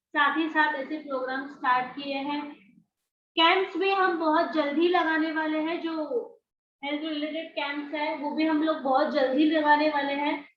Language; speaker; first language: Hindi; non-native, local second language; Marathi